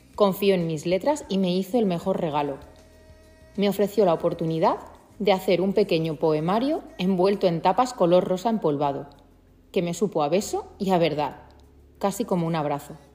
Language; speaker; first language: Spanish; native; Spanish